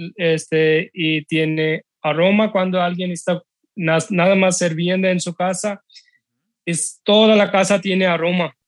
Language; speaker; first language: Spanish; non-native, learner; Urdu